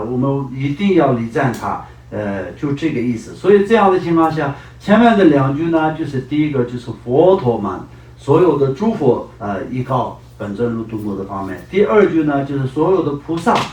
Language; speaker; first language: Chinese; non-native, local second language; Tibetan